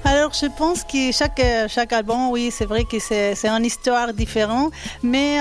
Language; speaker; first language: French; non-native, fluent; Spanish